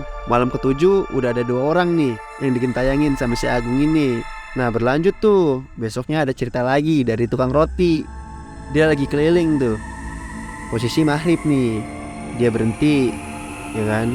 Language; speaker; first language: Indonesian; native; Indonesian